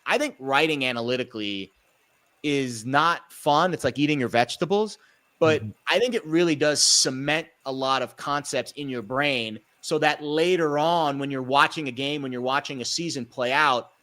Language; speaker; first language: English; native; English